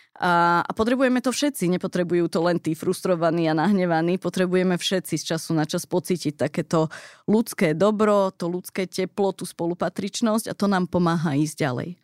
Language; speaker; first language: Slovak; early bilingual, heritage; Slovak